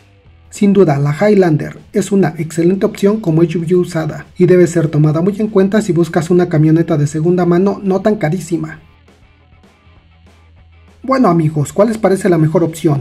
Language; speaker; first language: Spanish; native; Spanish